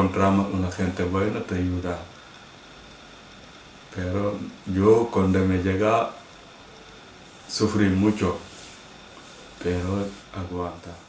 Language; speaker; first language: Spanish; non-native, learner; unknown